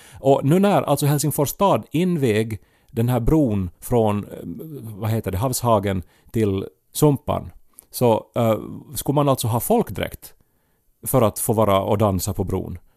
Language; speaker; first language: Swedish; native; Swedish